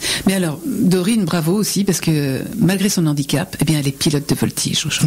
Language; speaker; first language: French; native; French